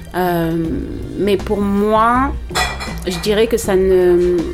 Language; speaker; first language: French; non-native, local second language; Lingala